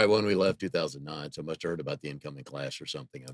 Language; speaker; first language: English; native; English